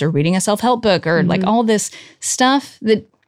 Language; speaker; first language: English; native; English